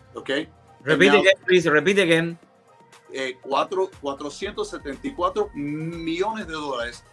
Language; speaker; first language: Spanish; early bilingual, heritage; Spanish